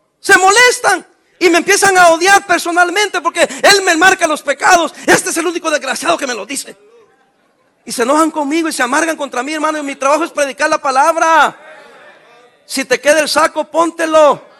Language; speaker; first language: Spanish; native; Spanish